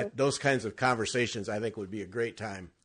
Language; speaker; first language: English; native; English